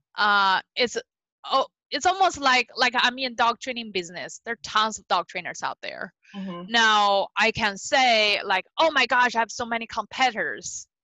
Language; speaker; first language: English; non-native, fluent; Chinese